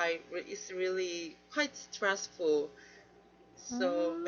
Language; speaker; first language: English; non-native, learner; Korean